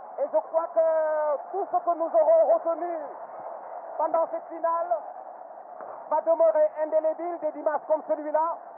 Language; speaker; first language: French; non-native, local second language; Wolof